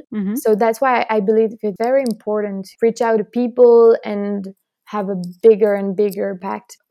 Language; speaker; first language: English; non-native, fluent; French